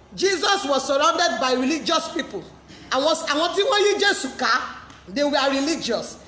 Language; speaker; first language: English; non-native, local second language; Yoruba